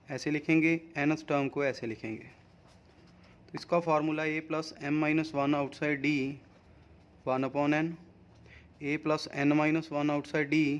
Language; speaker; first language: Hindi; non-native, local second language; Punjabi